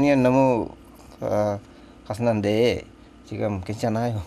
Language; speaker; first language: Korean; non-native, learner; Sinhala